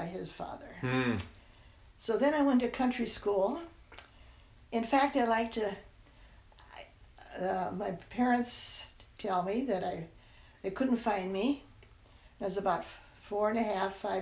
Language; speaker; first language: English; non-native, local second language; German